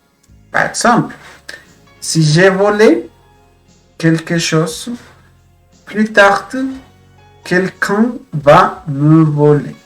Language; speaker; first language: French; non-native, fluent; Spanish